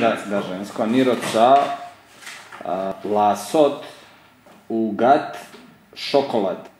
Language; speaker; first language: Hebrew; non-native, learner; Serbian